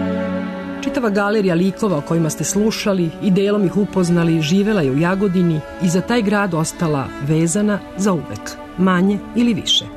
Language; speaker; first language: Serbian; native; Serbian